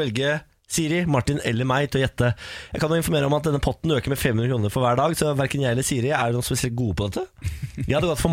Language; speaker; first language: Norwegian; native; Norwegian